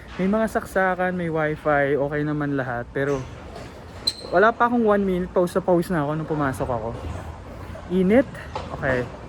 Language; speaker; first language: Filipino; native; Filipino